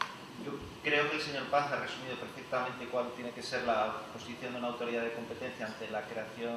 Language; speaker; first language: Spanish; native; Spanish